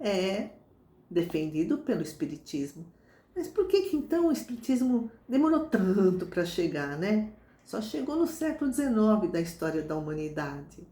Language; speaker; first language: Portuguese; native; Portuguese